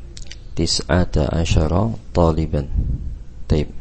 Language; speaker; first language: Arabic; non-native, fluent; Indonesian